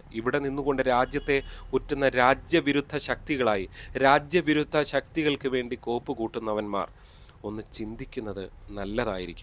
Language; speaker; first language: Malayalam; native; Malayalam